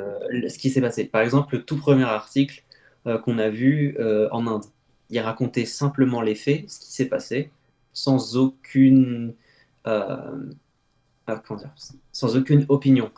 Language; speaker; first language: French; native; French